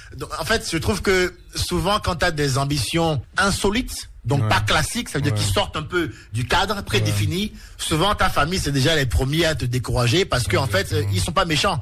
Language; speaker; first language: French; native; French